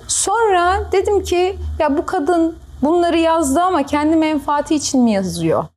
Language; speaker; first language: Turkish; native; Turkish